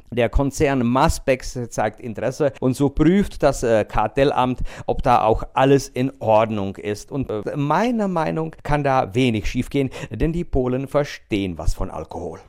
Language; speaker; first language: German; non-native, fluent; Czech